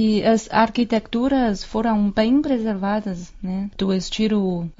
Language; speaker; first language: Portuguese; non-native, fluent; Chinese